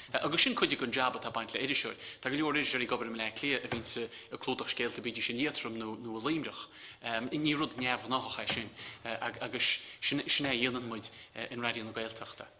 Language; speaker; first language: Irish; native; Irish